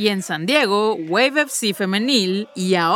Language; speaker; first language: Spanish; native; Spanish